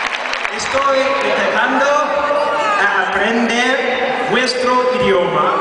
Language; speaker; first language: Spanish; non-native, learner; English